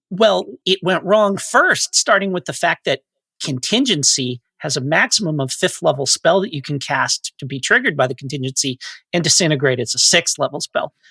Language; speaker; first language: English; native; English